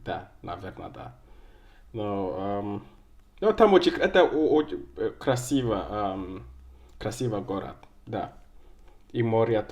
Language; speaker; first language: Russian; non-native, learner; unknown